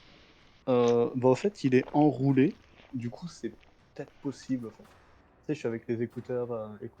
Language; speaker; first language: French; native; French